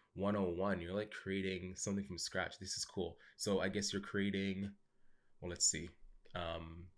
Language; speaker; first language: English; native; English